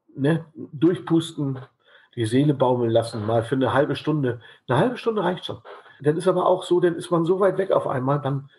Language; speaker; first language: German; native; German